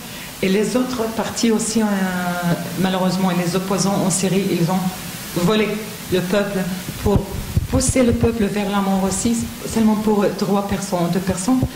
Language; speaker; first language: French; non-native, fluent; Arabic